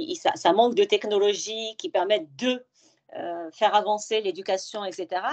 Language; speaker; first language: French; non-native, local second language; Arabic